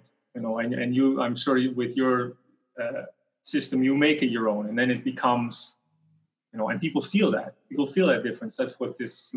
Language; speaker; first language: English; native; English